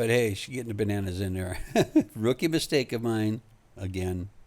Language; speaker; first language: English; native; English